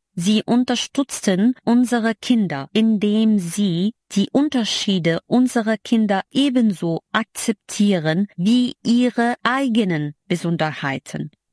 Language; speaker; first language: German; non-native, fluent; Arabic